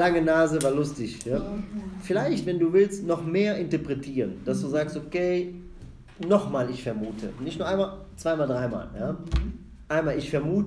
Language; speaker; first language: German; non-native, fluent; Arabic